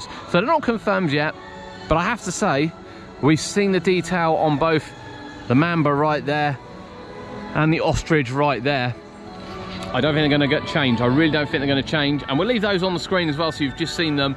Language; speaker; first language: English; native; English